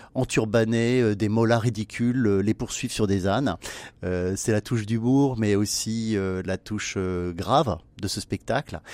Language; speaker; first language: French; native; French